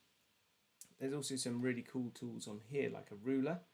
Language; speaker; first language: English; native; English